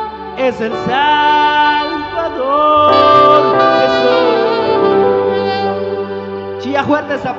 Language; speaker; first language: Spanish; non-native, local second language; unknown